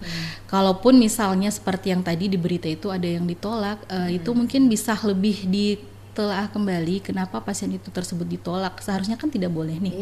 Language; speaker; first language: Indonesian; native; Indonesian